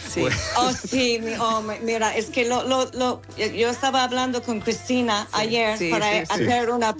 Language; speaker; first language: Spanish; non-native, fluent; English